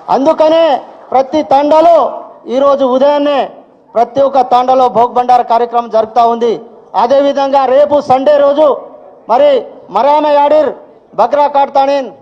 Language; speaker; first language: Telugu; non-native, local second language; Lambadi